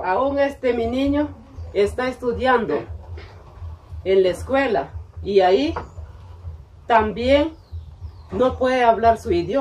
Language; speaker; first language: Spanish; non-native, local second language; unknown